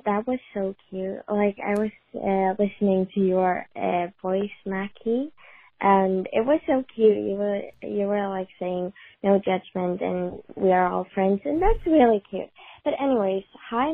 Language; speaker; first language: English; non-native, fluent; Swedish